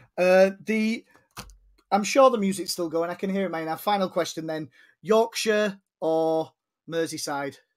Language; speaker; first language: English; native; English